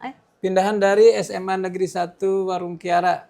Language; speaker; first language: Indonesian; native; Indonesian